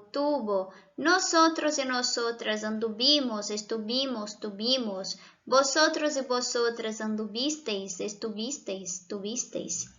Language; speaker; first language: Spanish; non-native, fluent; Portuguese